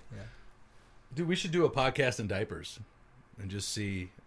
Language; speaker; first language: English; native; English